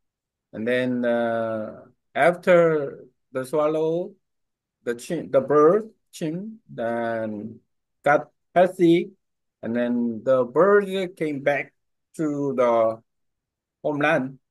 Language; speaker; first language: English; non-native, learner; Korean